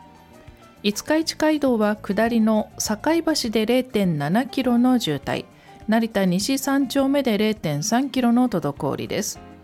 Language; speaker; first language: Japanese; native; Japanese